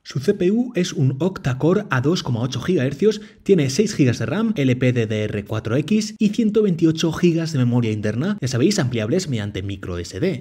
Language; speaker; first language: Spanish; native; Spanish